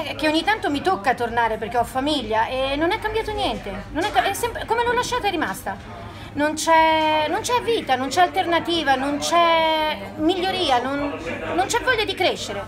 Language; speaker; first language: Italian; native; Italian